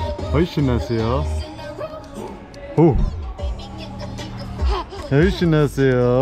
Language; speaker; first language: Korean; early bilingual, heritage; English